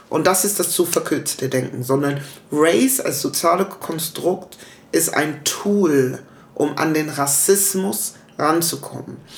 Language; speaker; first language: German; early bilingual, other home language; English